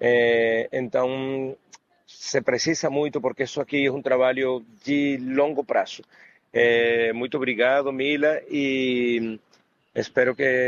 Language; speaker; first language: Portuguese; non-native, fluent; Spanish